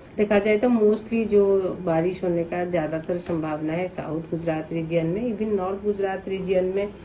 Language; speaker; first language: Hindi; non-native, local second language; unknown